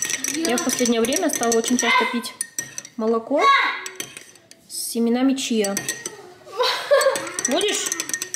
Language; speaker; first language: Russian; native; Russian